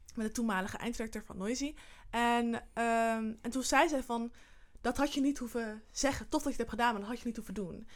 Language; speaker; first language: Dutch; early bilingual, other home language; Somali